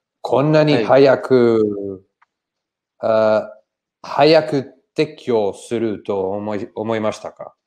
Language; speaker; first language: Japanese; non-native, learner; Portuguese